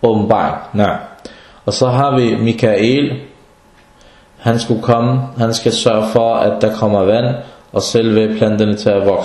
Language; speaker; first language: Danish; early bilingual, other home language; Arabic